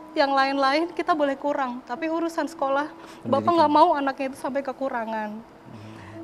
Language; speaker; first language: Indonesian; native; Indonesian